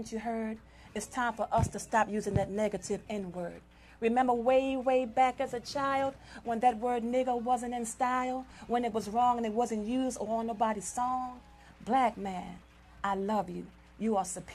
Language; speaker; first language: English; native; English